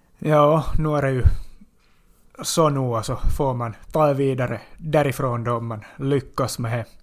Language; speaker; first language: Swedish; native; Swedish